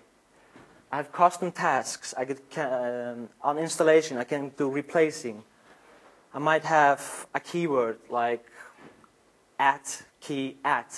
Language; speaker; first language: English; non-native, fluent; Icelandic